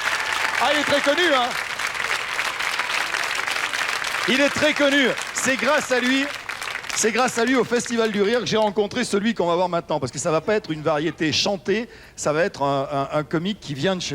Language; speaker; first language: French; native; French